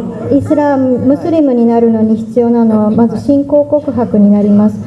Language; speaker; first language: Japanese; native; Japanese